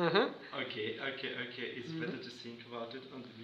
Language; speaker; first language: English; non-native, fluent; Russian